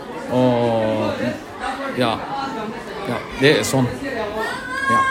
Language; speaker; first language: Norwegian; non-native, learner; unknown